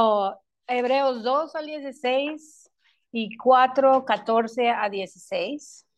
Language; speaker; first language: Spanish; non-native, local second language; English